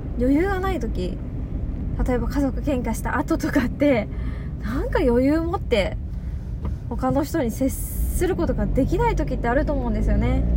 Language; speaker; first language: Japanese; native; Japanese